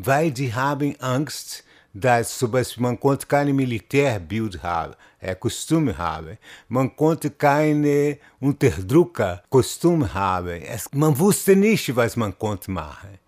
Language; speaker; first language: German; non-native, fluent; Portuguese